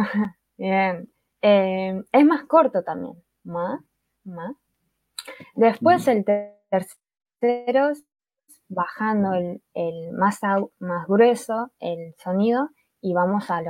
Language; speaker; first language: Spanish; early bilingual, other home language; Chinese